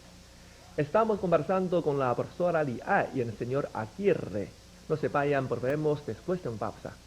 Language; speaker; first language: Spanish; non-native, fluent; Chinese